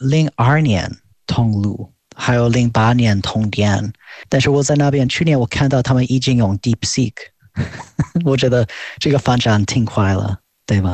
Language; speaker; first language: Chinese; non-native, fluent; English